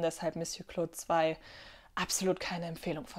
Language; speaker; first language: German; native; German